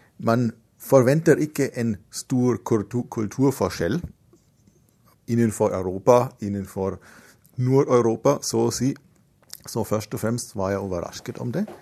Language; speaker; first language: Norwegian; non-native, fluent; German